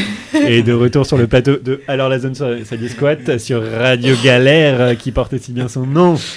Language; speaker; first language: French; native; French